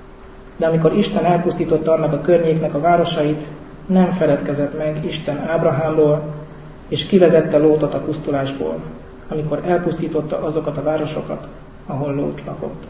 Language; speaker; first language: Hungarian; native; Hungarian